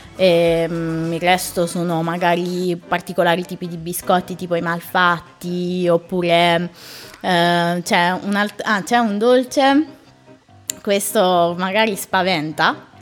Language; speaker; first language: Italian; native; Italian